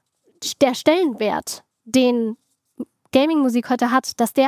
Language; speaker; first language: German; native; German